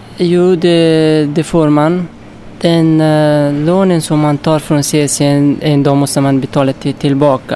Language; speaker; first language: Swedish; non-native, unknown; Persian